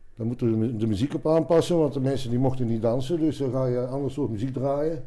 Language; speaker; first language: Dutch; native; Dutch